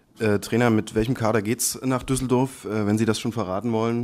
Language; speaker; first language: German; native; German